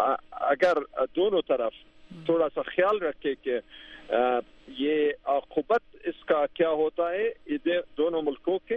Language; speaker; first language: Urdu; non-native, fluent; Pashto